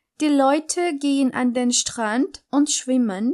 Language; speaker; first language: German; non-native, fluent; Turkish